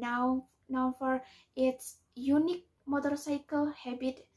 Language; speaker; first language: English; non-native, learner; Indonesian